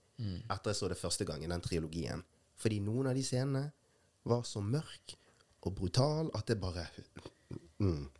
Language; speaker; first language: Norwegian; early bilingual, other home language; Rundi